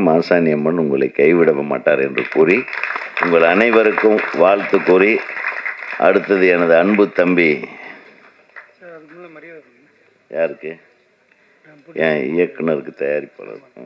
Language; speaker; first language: Tamil; native; Tamil